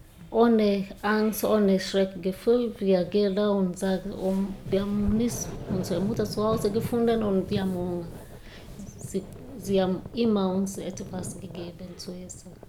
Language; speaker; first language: German; non-native, learner; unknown